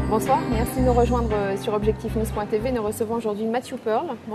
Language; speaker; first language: French; native; French